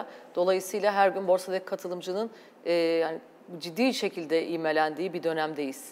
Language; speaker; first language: Turkish; native; Turkish